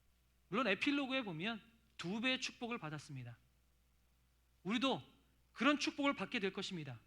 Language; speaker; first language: Korean; native; Korean